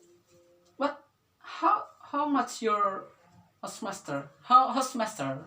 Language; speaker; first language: English; non-native, learner; Indonesian